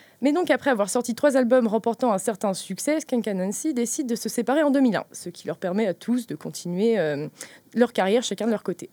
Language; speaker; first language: French; native; French